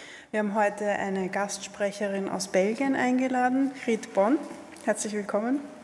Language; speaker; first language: German; native; German